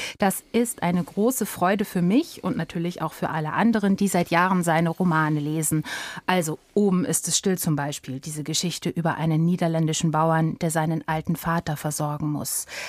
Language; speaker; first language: German; native; German